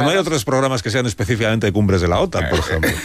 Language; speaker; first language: Spanish; native; Spanish